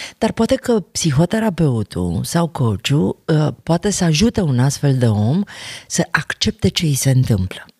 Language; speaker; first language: Romanian; native; Romanian